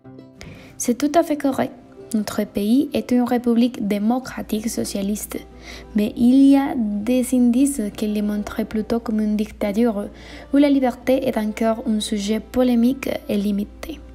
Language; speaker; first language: French; non-native, learner; Spanish